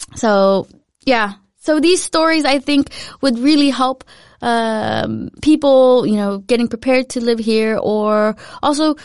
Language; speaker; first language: English; early bilingual, other home language; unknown